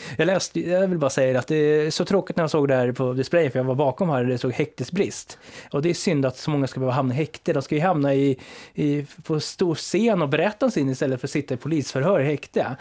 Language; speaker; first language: Swedish; early bilingual, other home language; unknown